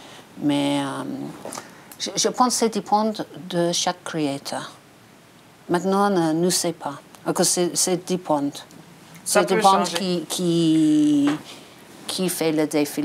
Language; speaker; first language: French; non-native, learner; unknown